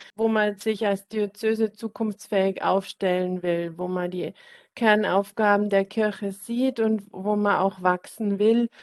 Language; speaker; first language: German; native; German